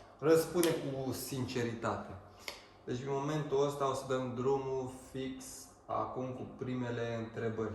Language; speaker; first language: Romanian; early bilingual, heritage; Romanian